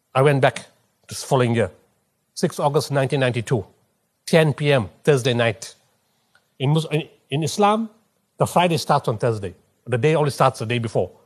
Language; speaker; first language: English; native; English